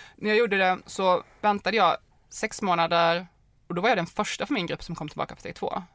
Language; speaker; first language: Swedish; native; Swedish